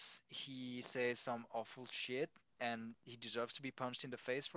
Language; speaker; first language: English; non-native, fluent; French